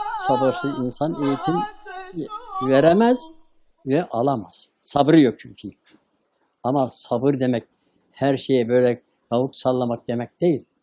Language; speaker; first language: Turkish; native; Turkish